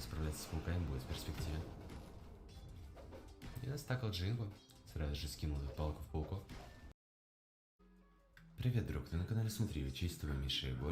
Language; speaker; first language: Russian; native; Russian